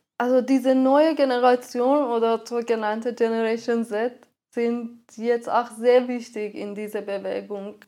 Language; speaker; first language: German; non-native, fluent; Persian